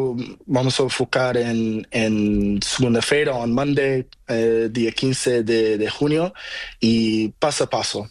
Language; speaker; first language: Spanish; non-native, learner; Portuguese